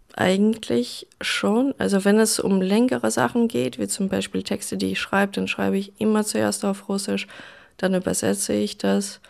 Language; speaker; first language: German; non-native, fluent; Russian